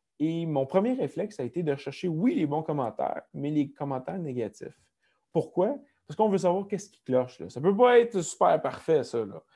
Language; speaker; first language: French; native; French